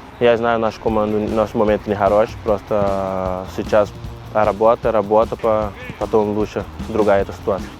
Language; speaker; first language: Ukrainian; non-native, learner; Portuguese